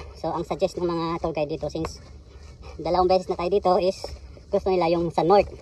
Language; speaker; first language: Filipino; non-native, local second language; Maguindanaon